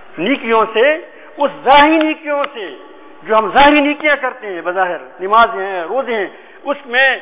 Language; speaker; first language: Urdu; native; Urdu